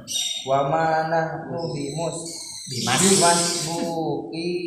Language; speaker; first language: Arabic; non-native, learner; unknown